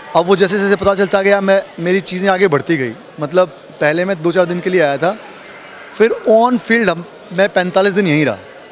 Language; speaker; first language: Hindi; native; Hindi